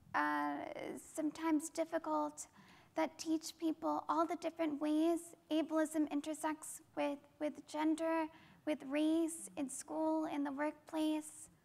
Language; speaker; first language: English; native; English